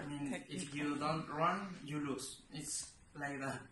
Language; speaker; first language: English; non-native, learner; Spanish